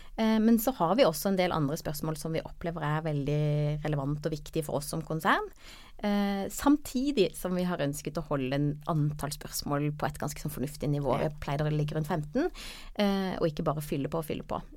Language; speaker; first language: Norwegian; native; Norwegian